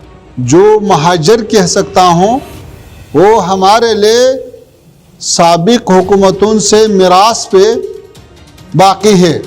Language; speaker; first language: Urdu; non-native, fluent; Pashto